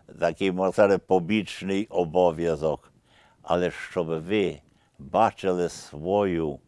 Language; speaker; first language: Ukrainian; early bilingual, heritage; Ukrainian